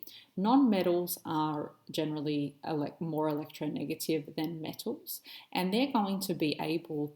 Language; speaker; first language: English; native; English